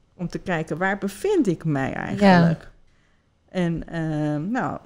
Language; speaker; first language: Dutch; non-native, fluent; Persian